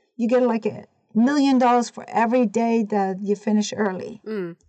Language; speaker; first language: English; non-native, fluent; Persian